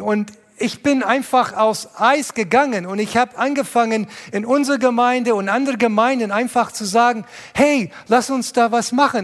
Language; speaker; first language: German; non-native, fluent; English